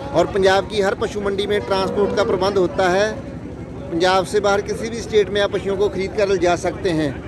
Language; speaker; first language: Hindi; non-native, local second language; Punjabi